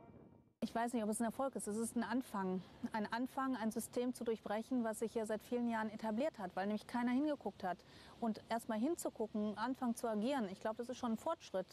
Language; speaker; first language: German; native; German